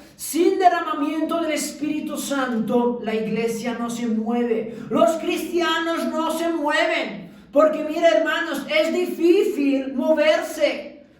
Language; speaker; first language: Spanish; early bilingual, other home language; Romanian